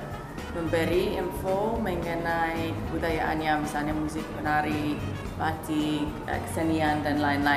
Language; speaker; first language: Indonesian; non-native, fluent; English